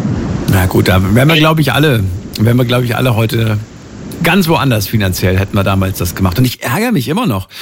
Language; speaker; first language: German; native; German